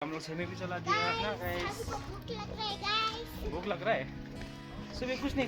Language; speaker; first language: Hindi; non-native, local second language; Nepali